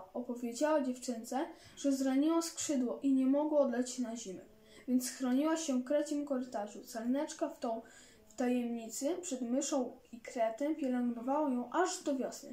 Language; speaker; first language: Polish; native; Polish